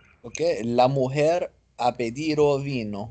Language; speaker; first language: Spanish; non-native, learner; English